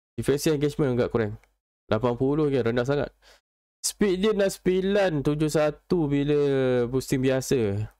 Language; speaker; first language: Malay; native; Malay